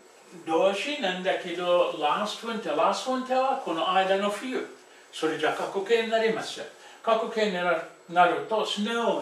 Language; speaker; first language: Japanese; non-native, fluent; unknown